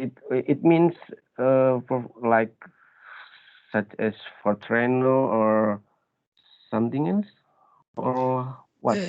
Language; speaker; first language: English; non-native, learner; Indonesian